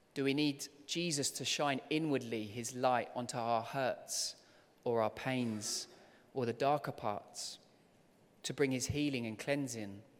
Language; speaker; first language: English; native; English